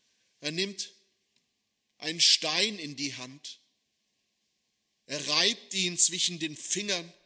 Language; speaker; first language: German; native; German